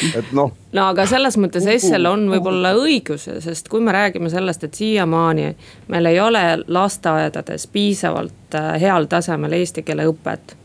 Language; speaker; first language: Estonian; non-native, local second language; Russian